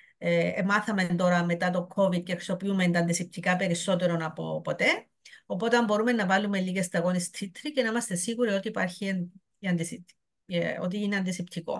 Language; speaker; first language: Greek; native; Greek